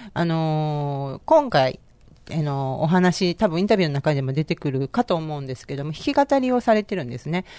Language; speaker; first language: Japanese; native; Japanese